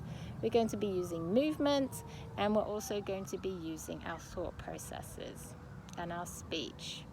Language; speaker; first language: English; native; English